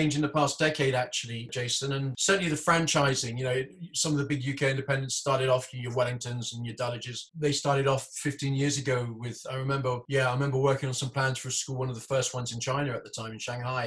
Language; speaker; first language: English; native; English